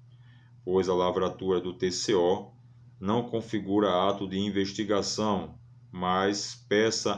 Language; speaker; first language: Portuguese; native; Portuguese